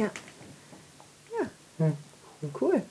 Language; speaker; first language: German; native; German